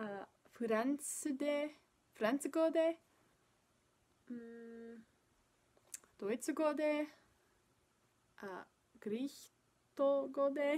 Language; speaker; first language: Japanese; non-native, learner; English